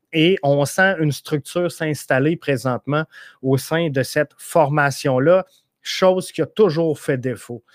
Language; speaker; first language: French; native; French